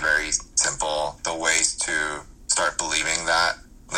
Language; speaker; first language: English; early bilingual, other home language; Korean